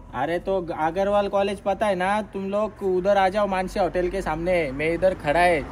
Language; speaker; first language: Hindi; non-native, local second language; Marathi